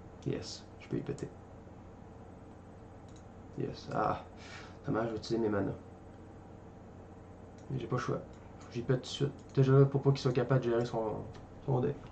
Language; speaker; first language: French; native; French